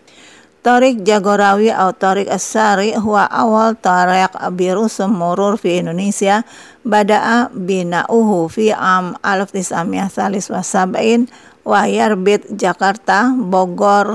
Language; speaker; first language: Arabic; non-native, fluent; Indonesian